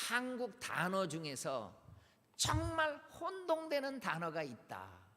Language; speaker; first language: Korean; native; Korean